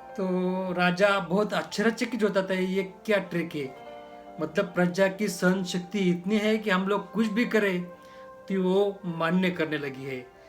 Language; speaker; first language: Hindi; non-native, local second language; Marathi